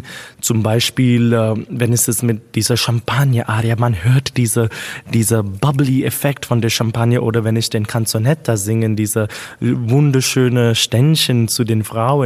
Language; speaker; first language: German; non-native, fluent; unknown